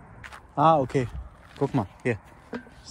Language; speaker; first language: German; non-native, learner; Arabic